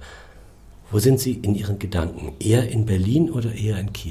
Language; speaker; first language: German; native; German